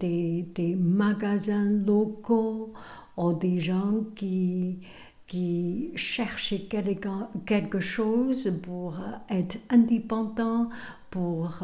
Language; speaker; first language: French; non-native, learner; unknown